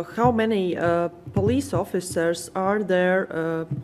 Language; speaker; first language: English; non-native, fluent; Latvian